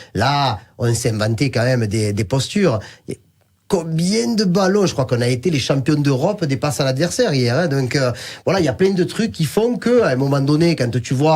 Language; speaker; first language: French; native; French